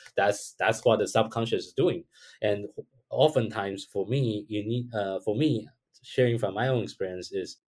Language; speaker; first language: English; non-native, fluent; Chinese